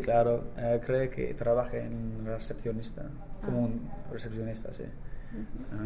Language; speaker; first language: Spanish; non-native, learner; English